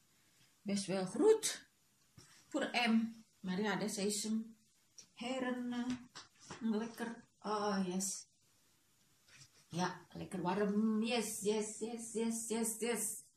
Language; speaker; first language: Dutch; non-native, learner; Indonesian